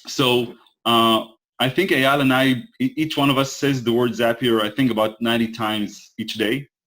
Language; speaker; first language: English; non-native, fluent; Hebrew